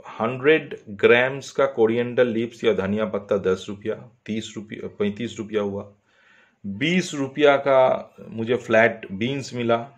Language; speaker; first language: Hindi; non-native, local second language; Bangla